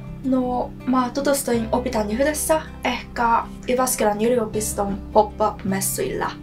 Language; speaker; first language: Finnish; non-native, learner; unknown